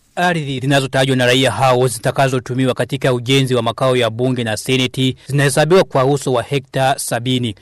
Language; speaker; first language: Swahili; non-native, local second language; Rundi